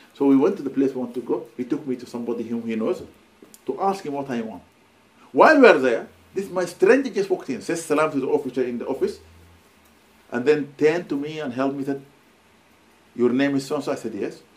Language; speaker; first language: English; non-native, fluent; Arabic